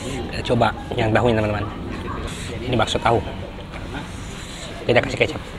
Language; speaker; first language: Indonesian; native; Indonesian